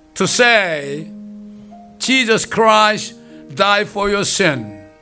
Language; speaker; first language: English; non-native, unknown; Korean